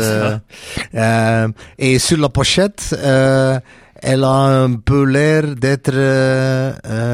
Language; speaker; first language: French; non-native, local second language; Dutch